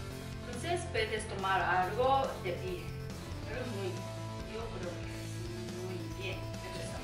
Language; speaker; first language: Spanish; non-native, learner; Japanese